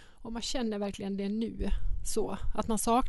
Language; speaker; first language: Swedish; native; Swedish